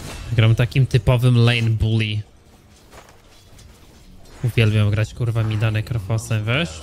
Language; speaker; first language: Polish; native; Polish